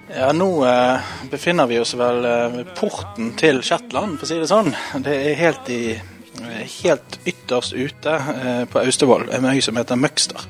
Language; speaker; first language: Norwegian; native; Norwegian